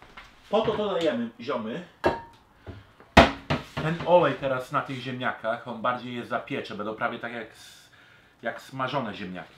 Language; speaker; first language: Polish; early bilingual, heritage; Polish